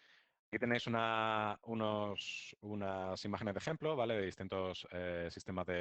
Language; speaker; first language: Spanish; native; Spanish